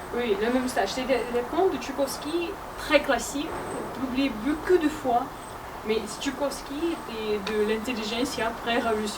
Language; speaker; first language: French; non-native, fluent; Russian